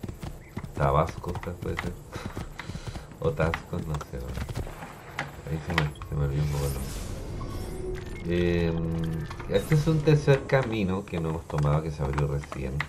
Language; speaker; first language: Spanish; native; Spanish